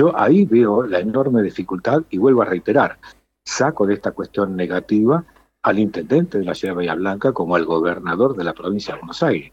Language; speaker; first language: Spanish; native; Spanish